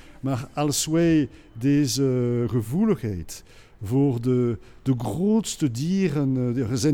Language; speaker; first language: Dutch; non-native, local second language; French